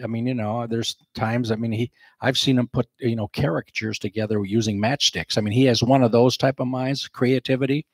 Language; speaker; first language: English; native; English